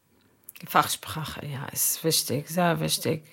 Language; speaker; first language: German; non-native, learner; Arabic